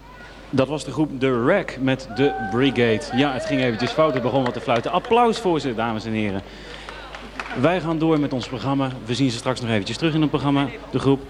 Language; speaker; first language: Dutch; native; Dutch